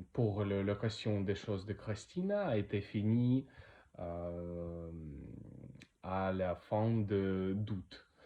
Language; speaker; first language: French; non-native, learner; Russian